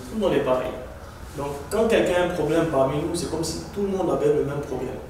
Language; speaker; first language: French; non-native, local second language; Arabic